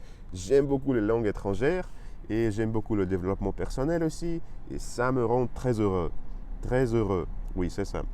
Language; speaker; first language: French; non-native, learner; Russian